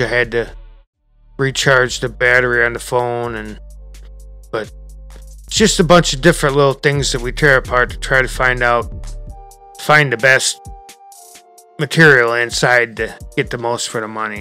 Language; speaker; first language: English; native; English